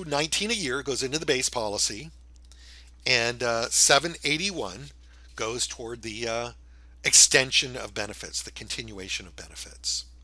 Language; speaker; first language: English; native; English